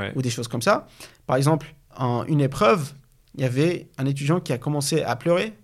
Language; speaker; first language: French; non-native, fluent; Arabic